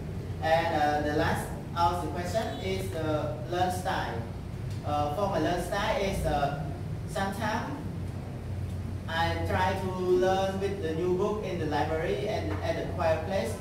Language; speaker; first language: English; non-native, learner; Khmer